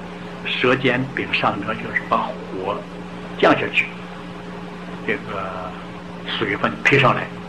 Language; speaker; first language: Chinese; native; Chinese